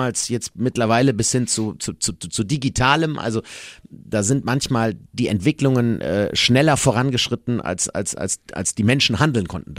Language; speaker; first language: German; native; German